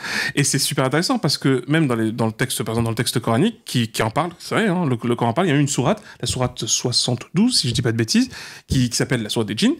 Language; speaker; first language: French; native; French